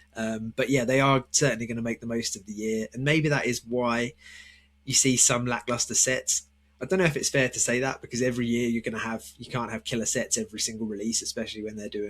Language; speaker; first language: English; native; English